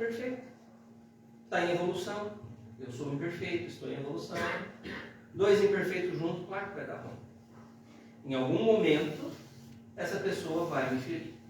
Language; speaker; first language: Portuguese; native; Portuguese